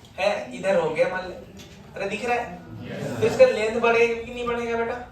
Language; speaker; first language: Hindi; native; Hindi